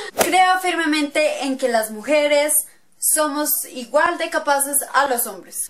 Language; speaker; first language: Spanish; native; Spanish